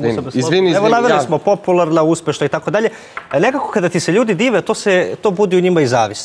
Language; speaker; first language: Serbian; native; Serbian